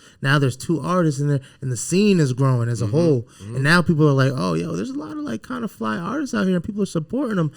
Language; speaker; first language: English; native; English